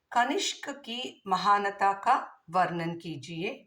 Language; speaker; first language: Hindi; non-native, local second language; Tamil